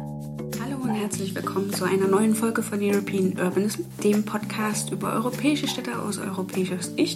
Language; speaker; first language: German; native; German